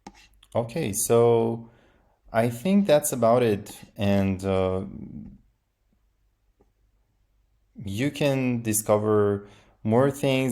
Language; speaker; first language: English; non-native, fluent; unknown